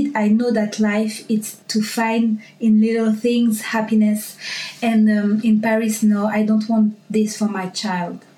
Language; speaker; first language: English; non-native, learner; French